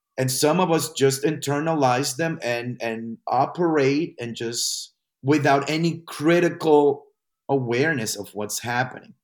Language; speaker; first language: English; non-native, fluent; Spanish